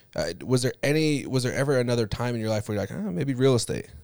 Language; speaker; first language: English; native; English